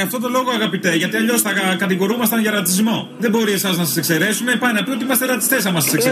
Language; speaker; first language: Greek; native; Greek